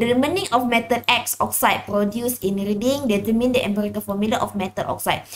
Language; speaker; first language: English; non-native, local second language; Malay